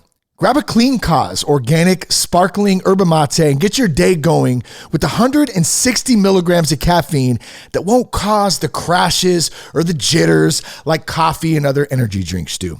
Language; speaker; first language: English; native; English